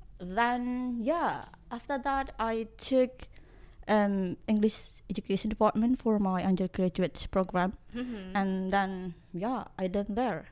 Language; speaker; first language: English; non-native, fluent; Indonesian